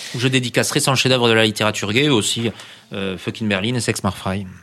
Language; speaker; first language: French; native; French